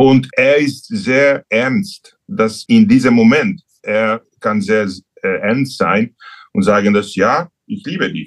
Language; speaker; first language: German; non-native, learner; Hungarian